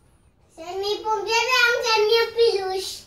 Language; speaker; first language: Italian; early bilingual, other home language; Filipino